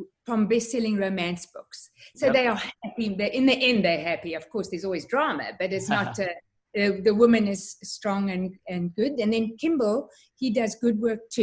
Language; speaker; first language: English; native; English